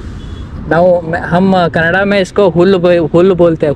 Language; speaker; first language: Hindi; non-native, local second language; Kannada